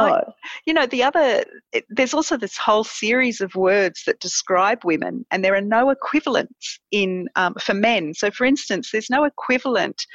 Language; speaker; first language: English; native; English